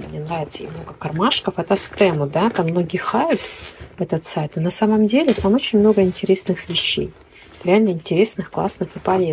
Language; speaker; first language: Russian; native; Russian